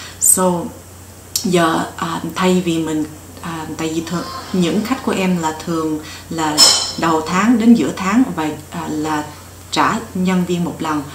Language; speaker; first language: Vietnamese; early bilingual, heritage; Vietnamese